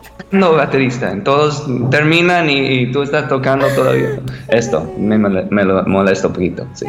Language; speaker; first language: Spanish; non-native, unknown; English